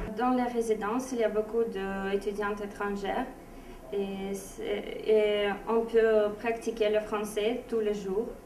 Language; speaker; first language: French; non-native, learner; Portuguese